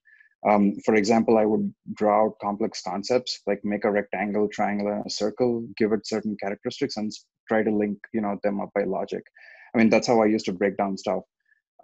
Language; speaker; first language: English; non-native, local second language; Telugu